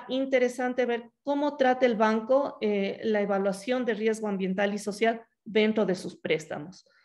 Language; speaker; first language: Spanish; native; Spanish